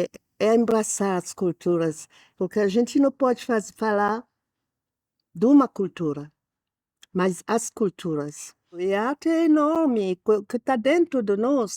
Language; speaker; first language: Portuguese; non-native, local second language; Nyanja